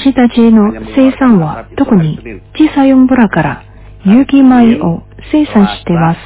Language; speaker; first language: Japanese; non-native, fluent; Indonesian